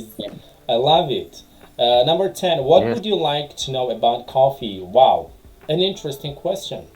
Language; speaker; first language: English; non-native, fluent; Tajik